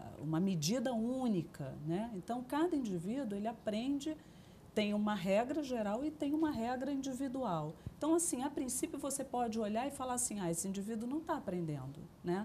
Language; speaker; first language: Portuguese; native; Portuguese